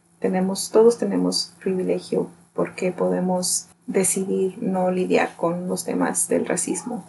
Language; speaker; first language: Spanish; early bilingual, heritage; Spanish